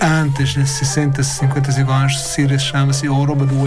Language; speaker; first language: Portuguese; non-native, learner; Arabic